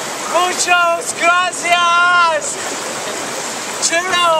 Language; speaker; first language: Spanish; non-native, learner; English